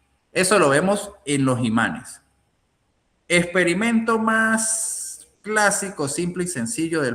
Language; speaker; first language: Spanish; native; Spanish